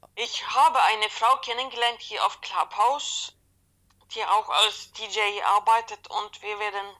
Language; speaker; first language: German; non-native, fluent; Swedish